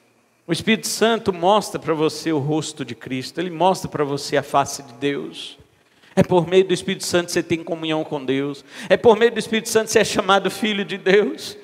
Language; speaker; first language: Portuguese; native; Portuguese